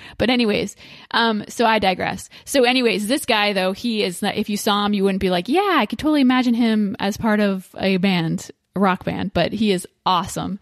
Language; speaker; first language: English; native; English